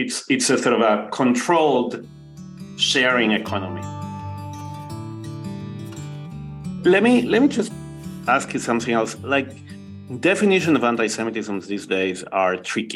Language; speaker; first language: English; non-native, fluent; Spanish